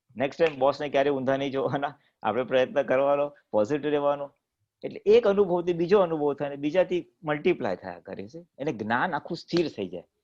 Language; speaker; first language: Gujarati; native; Gujarati